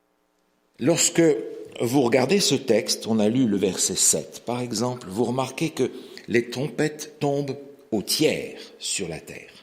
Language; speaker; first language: French; native; French